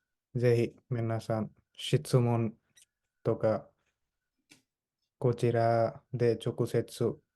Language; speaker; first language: Japanese; non-native, fluent; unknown